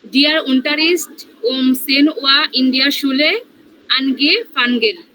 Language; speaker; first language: German; non-native, learner; Bangla